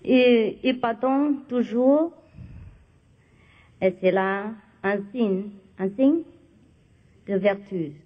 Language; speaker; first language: French; non-native, learner; Vietnamese